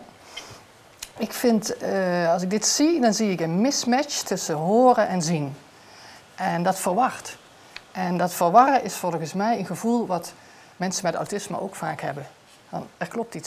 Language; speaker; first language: Dutch; native; Dutch